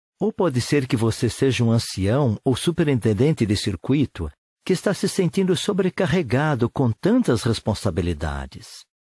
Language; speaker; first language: Portuguese; native; Portuguese